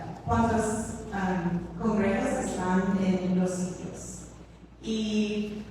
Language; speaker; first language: Spanish; non-native, learner; English